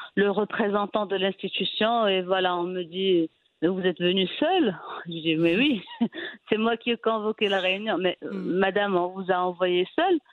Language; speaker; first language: French; non-native, local second language; Arabic